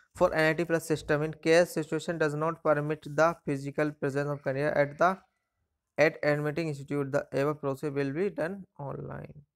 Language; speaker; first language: Hindi; native; Hindi